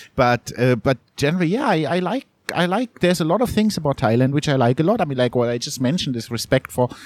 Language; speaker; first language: English; non-native, fluent; German